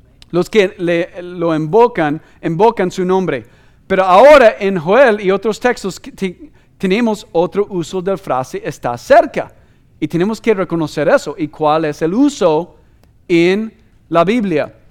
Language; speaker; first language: Spanish; non-native, fluent; English